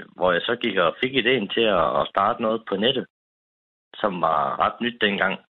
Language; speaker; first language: Danish; native; Danish